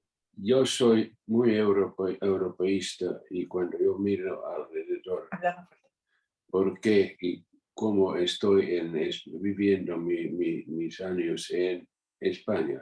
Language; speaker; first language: Spanish; non-native, fluent; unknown